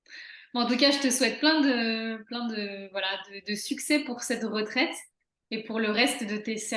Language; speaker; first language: French; native; French